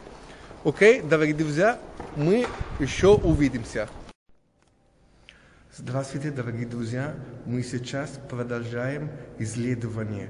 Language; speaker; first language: Russian; non-native, learner; Italian